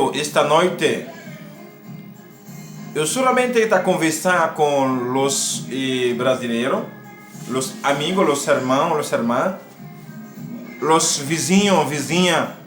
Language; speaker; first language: Portuguese; non-native, learner; Haitian Creole